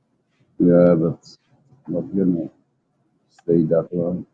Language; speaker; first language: English; non-native, learner; Dutch